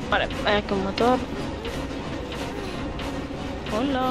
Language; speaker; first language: Spanish; native; Spanish